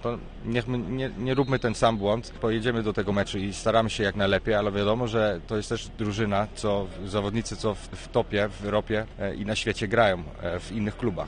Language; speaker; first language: Polish; early bilingual, heritage; Polish